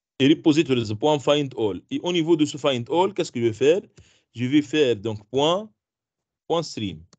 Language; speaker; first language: French; non-native, local second language; Arabic